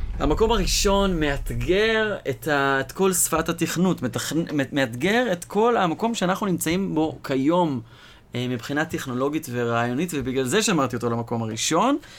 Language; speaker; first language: Hebrew; native; Hebrew